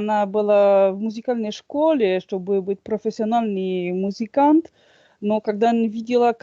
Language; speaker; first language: Russian; non-native, fluent; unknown